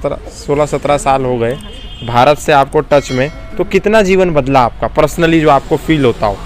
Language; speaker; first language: Hindi; native; Hindi